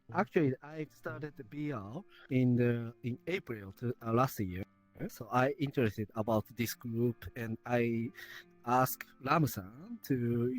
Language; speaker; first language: English; non-native, learner; Japanese